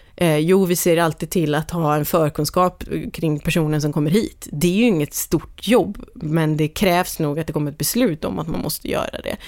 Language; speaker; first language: Swedish; native; Swedish